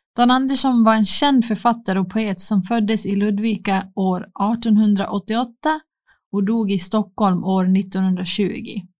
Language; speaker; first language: Swedish; native; Swedish